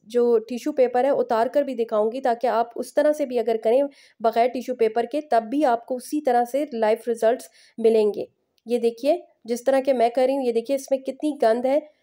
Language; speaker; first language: Urdu; native; Urdu